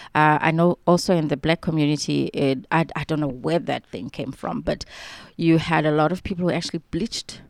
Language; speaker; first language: English; non-native, local second language; Xhosa